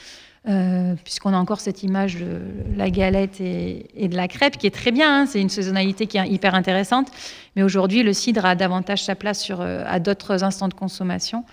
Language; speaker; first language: French; native; French